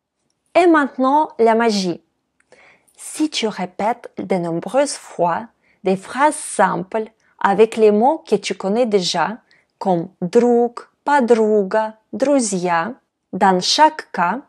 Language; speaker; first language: French; non-native, fluent; Russian